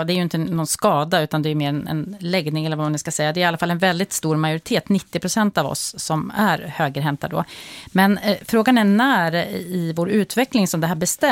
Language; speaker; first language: Swedish; native; Swedish